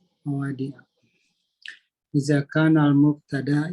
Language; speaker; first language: Arabic; non-native, learner; Indonesian